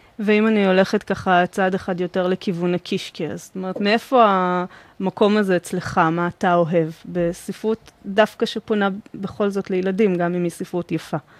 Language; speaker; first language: Hebrew; native; Hebrew